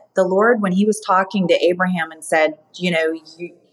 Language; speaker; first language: English; native; English